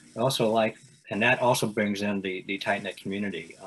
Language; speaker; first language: English; native; English